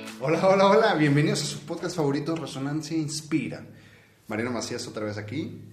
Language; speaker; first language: Spanish; native; Spanish